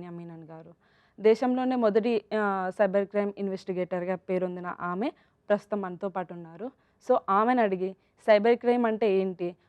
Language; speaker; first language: Telugu; native; Telugu